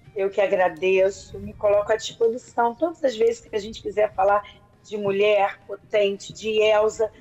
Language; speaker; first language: Portuguese; native; Portuguese